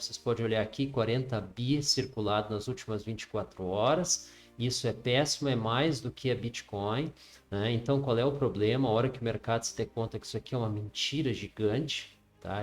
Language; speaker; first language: Portuguese; native; Portuguese